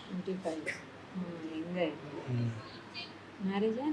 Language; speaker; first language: Hindi; non-native, local second language; Telugu